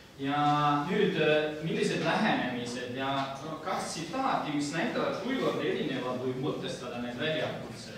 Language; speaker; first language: Estonian; non-native, fluent; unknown